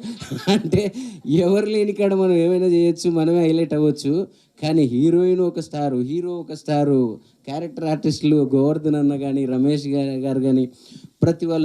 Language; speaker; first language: Telugu; native; Telugu